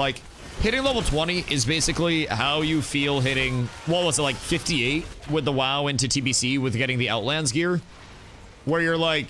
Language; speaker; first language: English; native; English